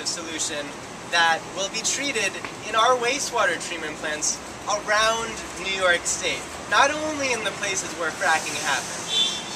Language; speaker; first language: English; native; English